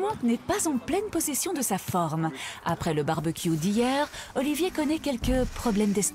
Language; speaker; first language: French; native; French